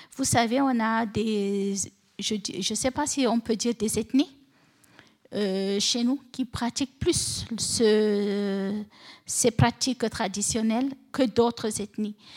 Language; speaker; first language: French; non-native, local second language; Fula